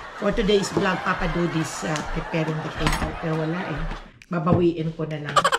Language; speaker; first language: Filipino; native; Filipino